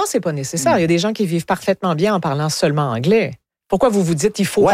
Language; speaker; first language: French; native; French